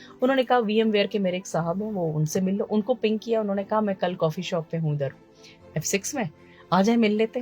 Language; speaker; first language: Urdu; early bilingual, heritage; Urdu